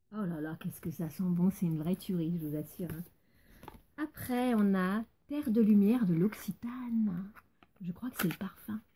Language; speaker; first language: French; native; French